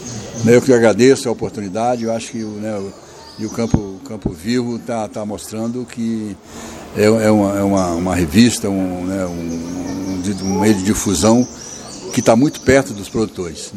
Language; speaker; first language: Portuguese; native; Portuguese